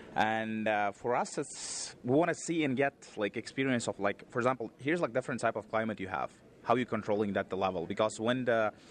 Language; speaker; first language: English; non-native, fluent; Uzbek